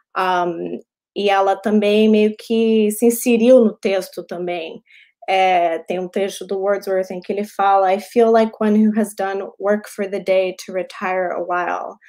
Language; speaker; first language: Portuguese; early bilingual, heritage; Portuguese